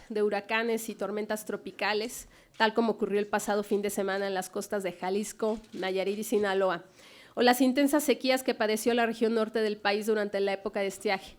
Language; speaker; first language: Spanish; native; Spanish